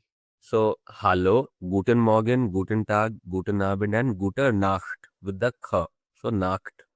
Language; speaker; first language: German; non-native, fluent; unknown